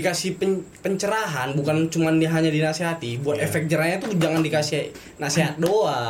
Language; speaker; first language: Indonesian; native; Indonesian